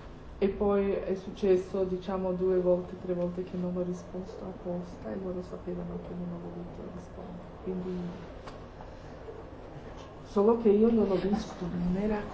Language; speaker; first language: Italian; non-native, fluent; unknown